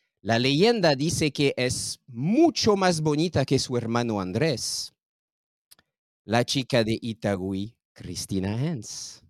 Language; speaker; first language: Spanish; non-native, learner; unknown